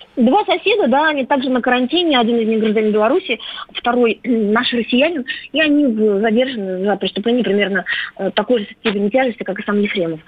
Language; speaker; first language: Russian; native; Russian